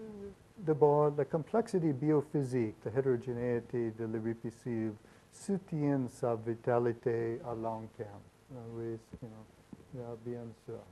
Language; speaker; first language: French; non-native, learner; English